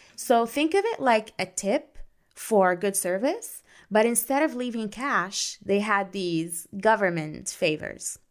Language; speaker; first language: English; non-native, fluent; Arabic